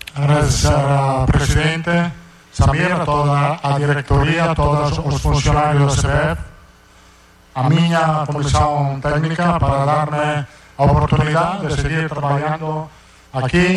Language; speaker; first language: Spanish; non-native, fluent; Italian